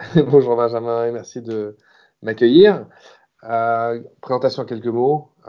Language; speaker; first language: French; native; French